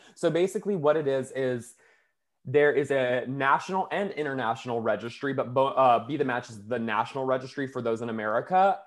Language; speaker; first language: English; native; English